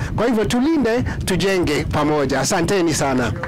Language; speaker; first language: English; non-native, fluent; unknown